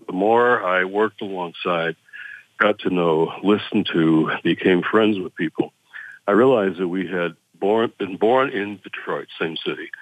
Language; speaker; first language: English; native; English